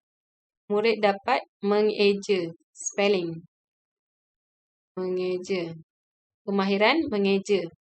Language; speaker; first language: Malay; native; Malay